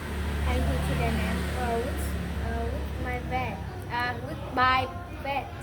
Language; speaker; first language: English; non-native, learner; Vietnamese